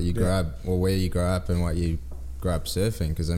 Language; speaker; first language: English; native; English